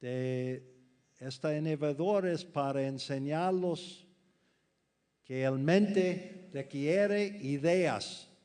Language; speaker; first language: Spanish; non-native, fluent; English